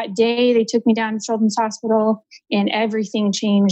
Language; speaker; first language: English; native; English